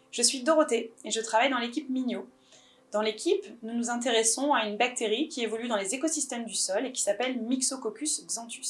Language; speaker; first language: French; native; French